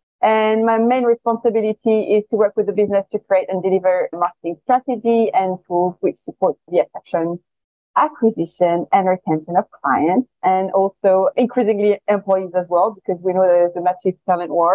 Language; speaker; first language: English; non-native, fluent; French